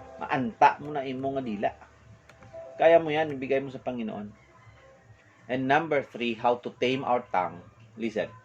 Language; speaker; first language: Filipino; non-native, local second language; Hiligaynon